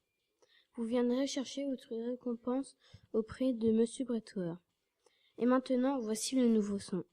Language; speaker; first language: French; native; French